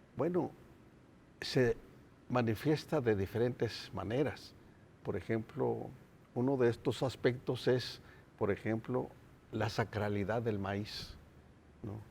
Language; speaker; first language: Spanish; non-native, local second language; Nahuatl languages